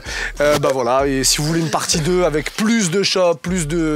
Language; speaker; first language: French; native; French